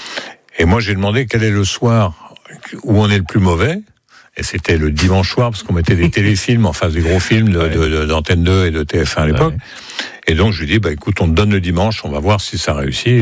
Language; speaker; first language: French; native; French